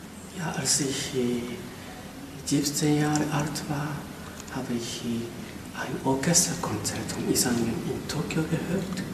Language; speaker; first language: German; non-native, fluent; Japanese